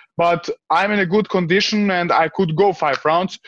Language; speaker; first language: English; early bilingual, other home language; Serbian